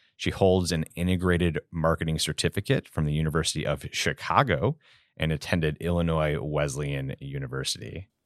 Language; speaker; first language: English; native; English